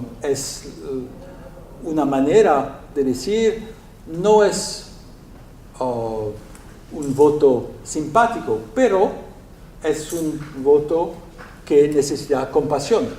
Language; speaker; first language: Spanish; non-native, learner; French